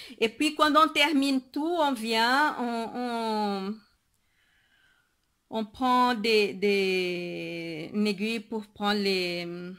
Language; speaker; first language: French; non-native, fluent; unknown